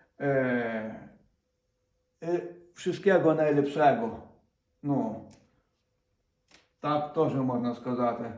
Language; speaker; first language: Polish; non-native, fluent; Ukrainian